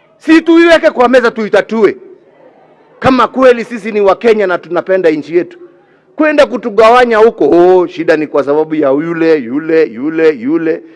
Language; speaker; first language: Swahili; non-native, local second language; Kikuyu